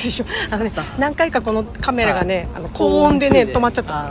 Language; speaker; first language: Japanese; native; Japanese